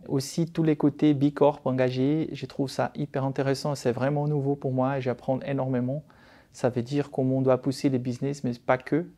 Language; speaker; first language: French; non-native, fluent; Portuguese